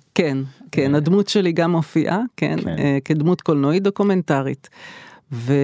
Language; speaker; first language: Hebrew; native; Hebrew